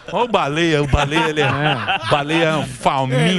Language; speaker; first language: Portuguese; native; Portuguese